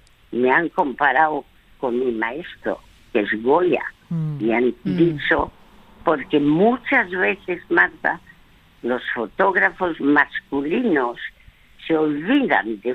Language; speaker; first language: Spanish; early bilingual, other home language; French